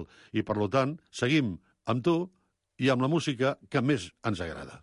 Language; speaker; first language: Catalan; native; Catalan